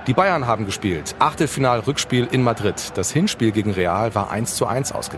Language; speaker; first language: German; native; German